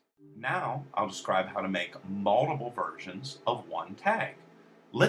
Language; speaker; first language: English; native; English